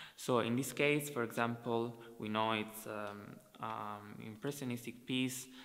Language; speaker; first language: English; non-native, fluent; Italian